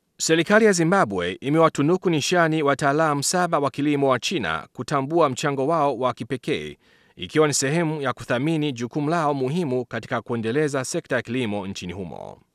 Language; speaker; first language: Swahili; non-native, fluent; Chinese